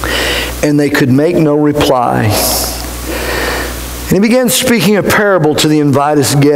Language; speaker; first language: English; native; English